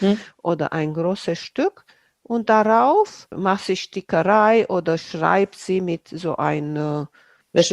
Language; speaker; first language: German; non-native, fluent; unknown